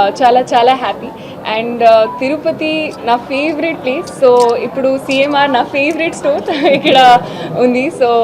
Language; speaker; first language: Telugu; non-native, fluent; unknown